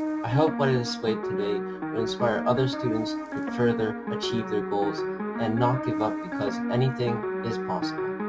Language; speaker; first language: English; native; English